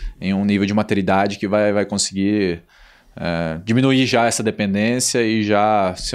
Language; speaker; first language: Portuguese; native; Portuguese